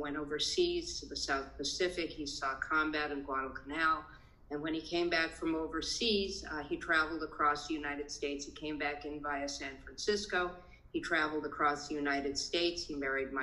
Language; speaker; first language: English; native; English